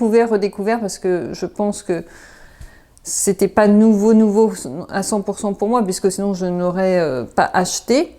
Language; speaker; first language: French; native; French